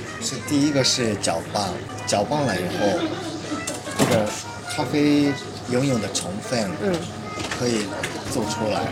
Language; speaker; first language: Chinese; early bilingual, heritage; Chinese